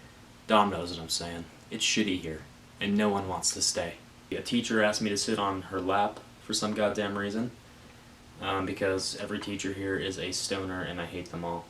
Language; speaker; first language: English; native; English